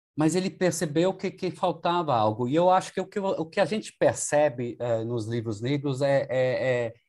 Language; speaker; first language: Portuguese; non-native, fluent; German